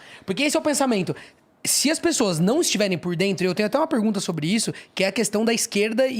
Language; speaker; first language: Portuguese; native; Portuguese